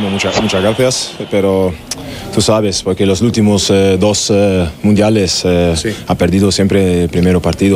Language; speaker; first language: Spanish; non-native, fluent; German